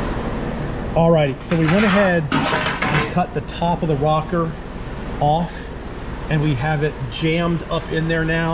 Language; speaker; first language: English; native; English